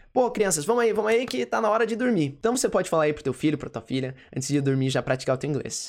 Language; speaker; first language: Portuguese; native; Portuguese